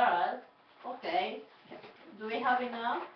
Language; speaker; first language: English; non-native, learner; Japanese